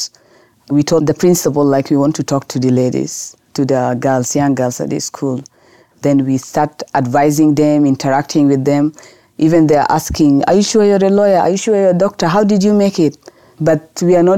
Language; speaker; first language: English; non-native, fluent; Arabic